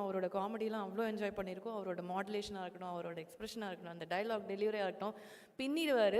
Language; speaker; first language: Tamil; native; Tamil